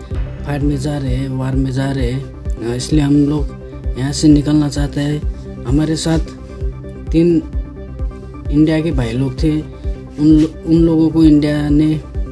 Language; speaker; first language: Hindi; non-native, learner; Nepali